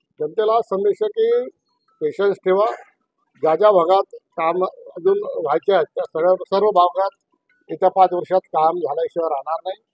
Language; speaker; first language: Marathi; native; Marathi